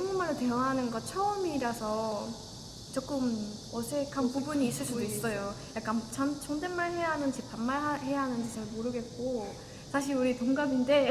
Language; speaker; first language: Korean; non-native, fluent; Estonian